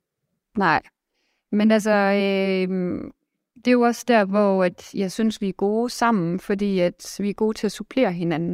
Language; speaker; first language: Danish; native; Danish